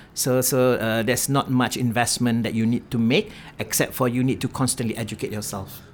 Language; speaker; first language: English; non-native, local second language; Malay